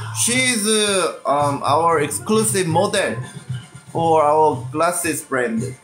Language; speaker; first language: English; non-native, local second language; Korean